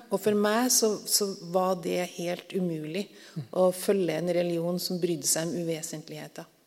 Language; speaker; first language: Norwegian; native; Norwegian